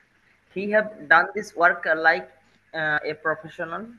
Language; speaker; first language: English; non-native, learner; Bangla